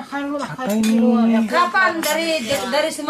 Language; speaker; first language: Indonesian; non-native, local second language; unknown